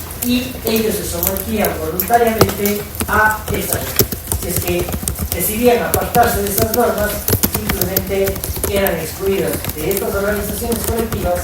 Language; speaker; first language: Spanish; native; Spanish